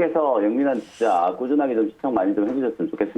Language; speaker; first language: Korean; native; Korean